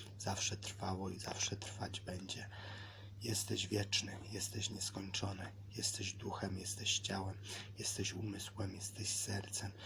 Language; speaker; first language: Polish; native; Polish